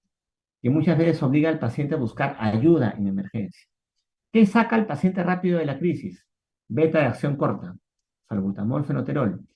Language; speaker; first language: Spanish; native; Spanish